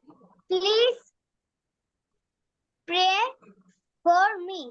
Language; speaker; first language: English; non-native, learner; Bangla